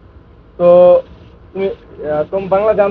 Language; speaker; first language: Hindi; non-native, learner; Bangla